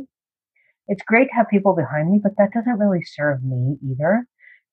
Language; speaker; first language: English; native; English